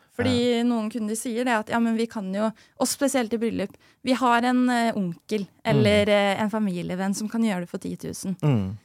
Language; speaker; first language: Norwegian; native; Norwegian